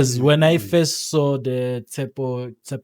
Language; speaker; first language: English; non-native, local second language; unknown